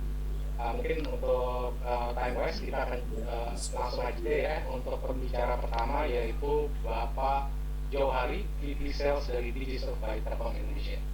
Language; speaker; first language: Indonesian; native; Indonesian